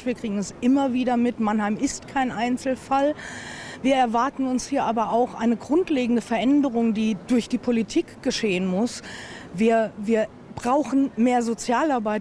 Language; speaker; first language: German; native; German